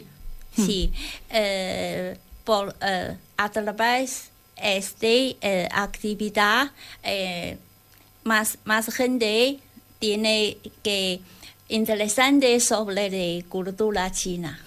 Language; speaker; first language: Spanish; non-native, learner; Chinese